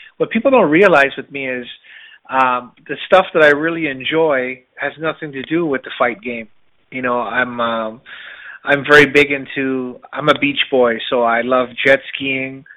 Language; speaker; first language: English; native; English